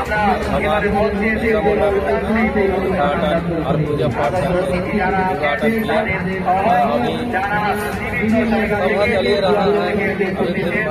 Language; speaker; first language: Hindi; non-native, local second language; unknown